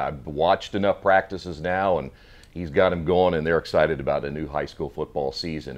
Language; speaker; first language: English; native; English